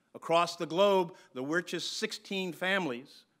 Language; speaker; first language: English; native; English